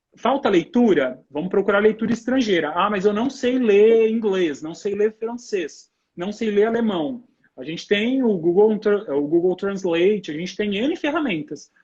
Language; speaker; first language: Portuguese; native; Portuguese